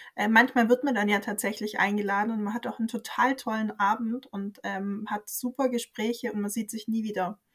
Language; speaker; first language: German; native; German